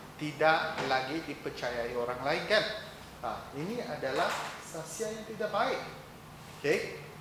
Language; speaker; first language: Malay; non-native, local second language; Chinese